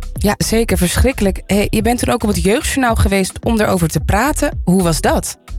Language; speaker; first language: Dutch; native; Dutch